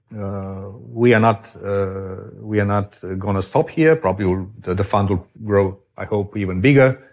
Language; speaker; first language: English; non-native, fluent; Romanian